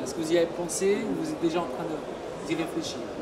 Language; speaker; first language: French; native; French